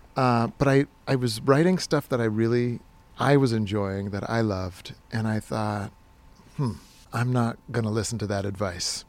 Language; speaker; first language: English; native; English